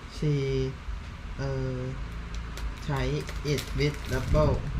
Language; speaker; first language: English; non-native, learner; Thai